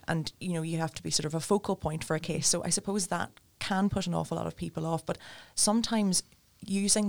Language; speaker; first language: English; native; English